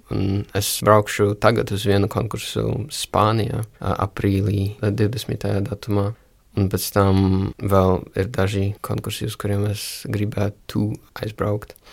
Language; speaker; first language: Latvian; early bilingual, other home language; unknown